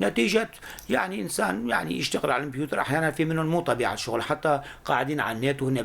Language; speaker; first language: Arabic; non-native, local second language; Kurdish